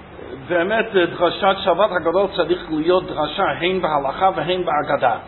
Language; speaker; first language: Hebrew; non-native, fluent; English